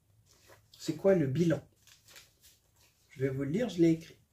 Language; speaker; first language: French; native; French